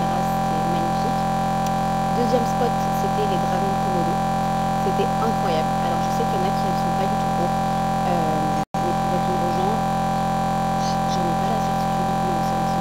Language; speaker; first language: French; native; French